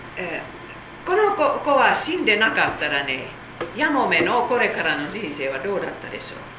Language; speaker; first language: Japanese; non-native, fluent; Korean